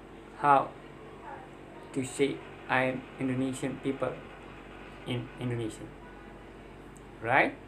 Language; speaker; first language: English; non-native, learner; Indonesian